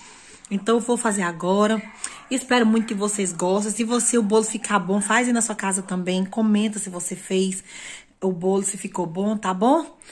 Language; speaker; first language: Portuguese; native; Portuguese